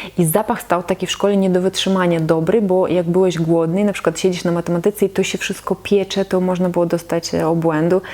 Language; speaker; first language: Polish; non-native, fluent; Russian